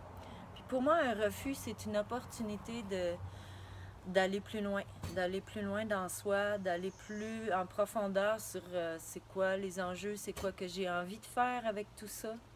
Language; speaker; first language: French; native; French